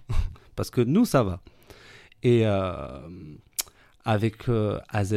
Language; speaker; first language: French; native; French